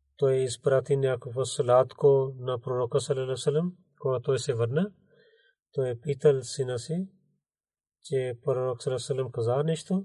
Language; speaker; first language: Bulgarian; non-native, fluent; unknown